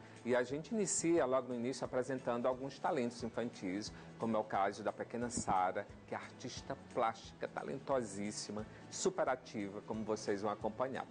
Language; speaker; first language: Portuguese; native; Portuguese